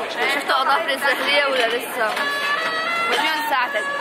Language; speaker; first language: Arabic; native; Arabic